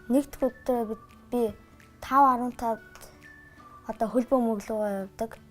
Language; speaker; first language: Mongolian; early bilingual, heritage; Mongolian